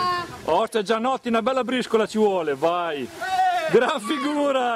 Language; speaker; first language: Italian; native; Italian